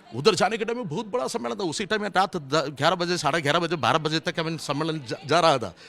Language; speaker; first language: Hindi; non-native, local second language; Malayalam